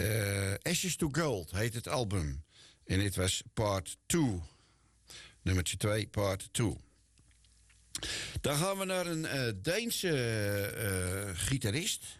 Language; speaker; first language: Dutch; native; Dutch